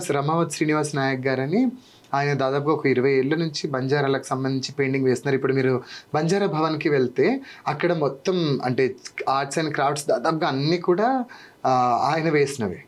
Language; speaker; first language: Telugu; non-native, local second language; Lambadi